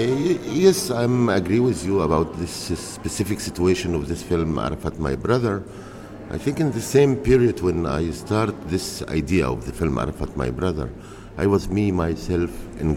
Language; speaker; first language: English; non-native, fluent; Arabic